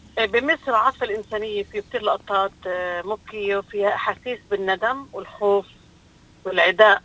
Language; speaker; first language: Arabic; native; Arabic